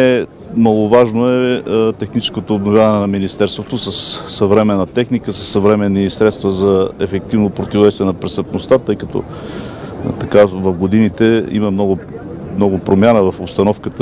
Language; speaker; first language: Bulgarian; native; Bulgarian